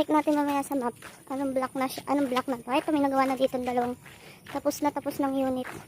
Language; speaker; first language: Filipino; native; Filipino